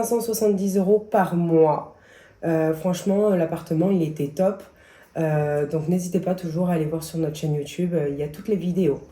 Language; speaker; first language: French; native; French